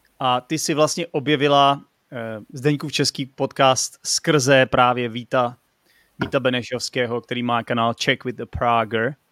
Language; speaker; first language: Czech; native; Czech